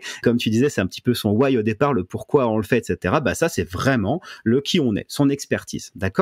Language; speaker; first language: French; native; French